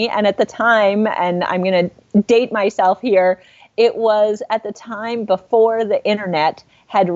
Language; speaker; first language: English; native; English